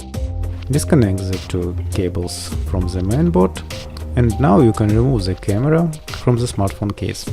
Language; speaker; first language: English; non-native, fluent; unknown